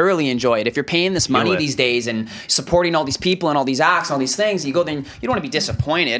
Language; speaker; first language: English; native; English